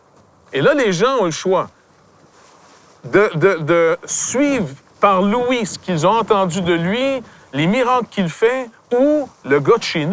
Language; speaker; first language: French; native; French